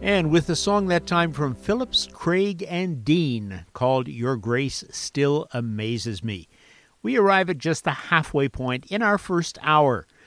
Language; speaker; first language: English; native; English